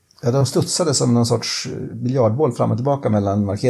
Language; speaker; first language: Swedish; native; Swedish